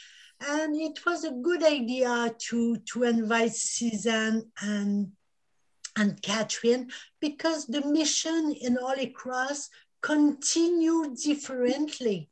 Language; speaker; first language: English; non-native, local second language; French